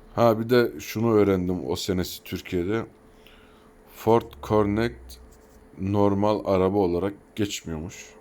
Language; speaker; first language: Turkish; early bilingual, heritage; Turkish